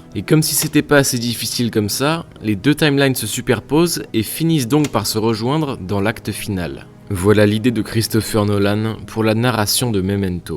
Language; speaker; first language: French; native; French